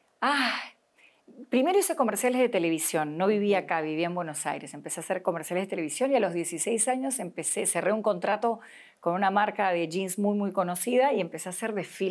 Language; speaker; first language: Spanish; native; Spanish